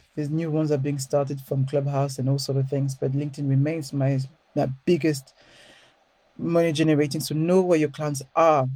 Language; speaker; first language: English; non-native, fluent; French